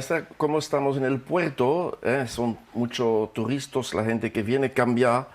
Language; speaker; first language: Spanish; non-native, fluent; French